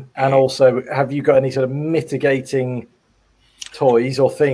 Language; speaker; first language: English; native; English